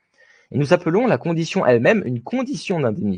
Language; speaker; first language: French; native; French